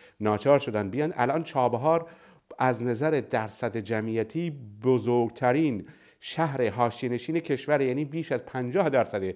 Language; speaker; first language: Persian; non-native, local second language; Baluchi